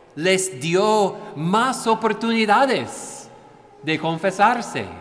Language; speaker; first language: Spanish; non-native, fluent; English